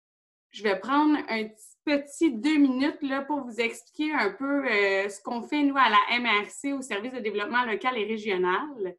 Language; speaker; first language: French; native; French